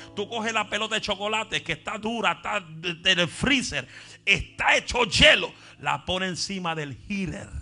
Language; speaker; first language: Spanish; native; Spanish